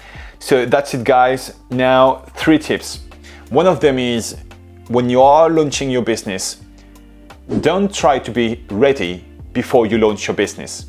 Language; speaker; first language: English; non-native, fluent; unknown